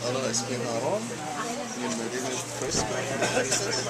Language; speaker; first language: Arabic; non-native, learner; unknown